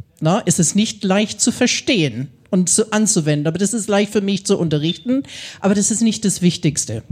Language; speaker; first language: German; non-native, fluent; English